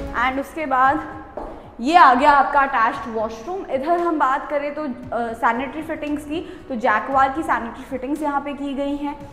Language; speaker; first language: Hindi; native; Hindi